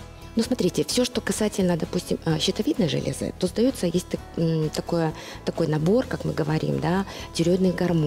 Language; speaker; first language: Russian; native; Russian